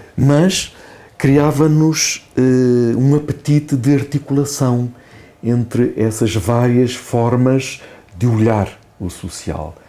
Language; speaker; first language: Portuguese; native; Portuguese